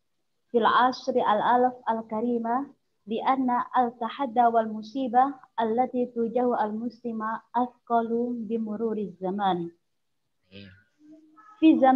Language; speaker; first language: Arabic; non-native, learner; Indonesian